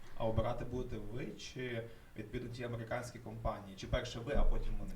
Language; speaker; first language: Ukrainian; native; Ukrainian